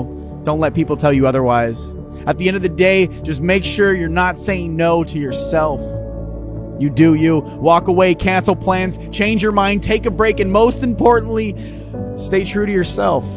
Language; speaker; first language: English; native; English